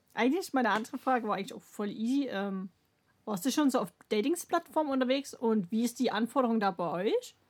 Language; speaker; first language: German; native; German